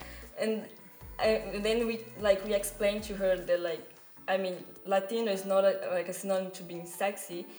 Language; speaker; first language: English; non-native, fluent; Portuguese